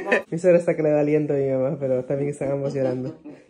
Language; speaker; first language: Spanish; native; Spanish